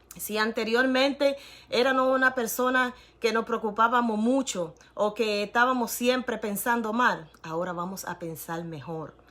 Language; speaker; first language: Spanish; native; Spanish